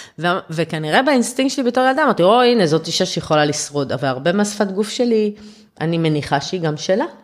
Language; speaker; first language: Hebrew; early bilingual, other home language; German